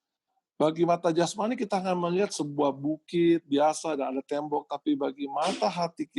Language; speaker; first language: Indonesian; native; Indonesian